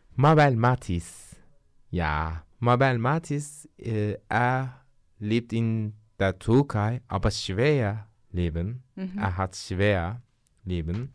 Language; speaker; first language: German; non-native, learner; Turkish